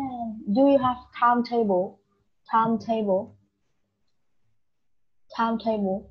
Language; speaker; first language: English; non-native, learner; Vietnamese